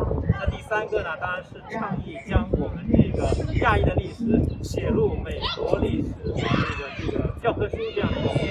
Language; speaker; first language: Chinese; native; Chinese